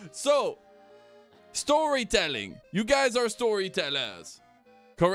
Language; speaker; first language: English; native; English